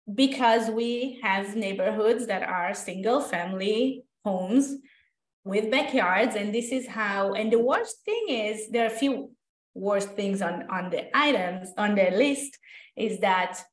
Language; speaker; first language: English; non-native, fluent; Hebrew